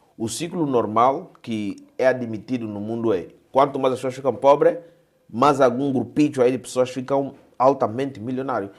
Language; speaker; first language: Portuguese; native; Portuguese